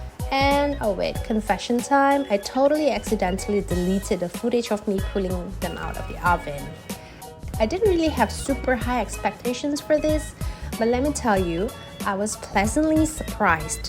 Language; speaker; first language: English; non-native, local second language; Indonesian